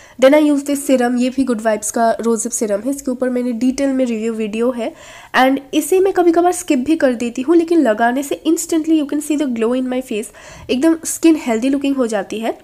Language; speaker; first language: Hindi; non-native, local second language; Bangla